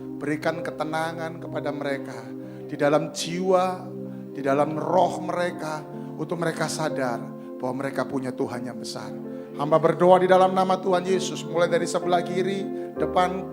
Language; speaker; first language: Indonesian; non-native, local second language; Javanese